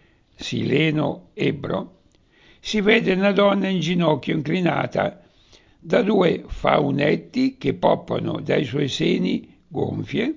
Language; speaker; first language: Italian; native; Italian